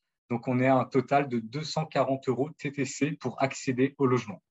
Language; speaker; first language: French; native; French